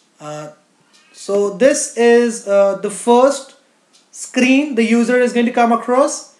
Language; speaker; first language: English; non-native, local second language; Hindi